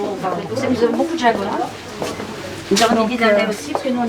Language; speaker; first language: French; native; French